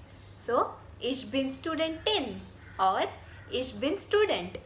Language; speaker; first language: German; non-native, fluent; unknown